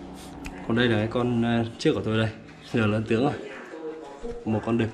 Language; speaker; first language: Vietnamese; native; Vietnamese